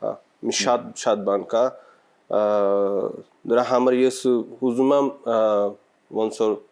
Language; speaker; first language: Armenian; non-native, learner; Punjabi